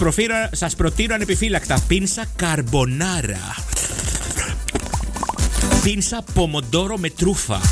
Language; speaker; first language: Greek; native; Greek